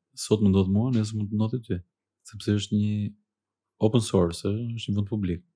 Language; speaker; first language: Albanian; early bilingual, heritage; Albanian